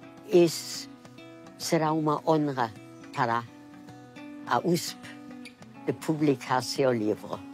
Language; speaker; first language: Portuguese; non-native, fluent; German